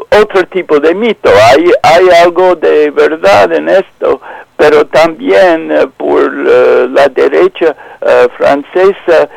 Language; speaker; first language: Spanish; non-native, fluent; English